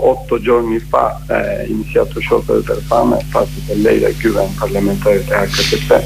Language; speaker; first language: Italian; non-native, learner; Kurdish